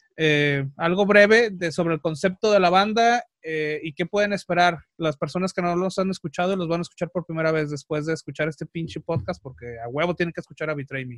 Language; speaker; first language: Spanish; native; Spanish